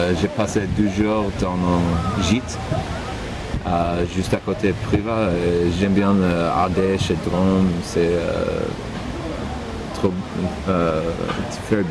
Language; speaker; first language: French; non-native, learner; English